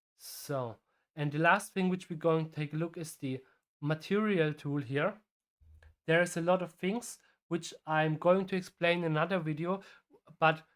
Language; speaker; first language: English; non-native, fluent; German